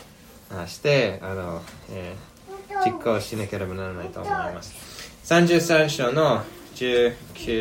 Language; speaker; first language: Japanese; non-native, fluent; English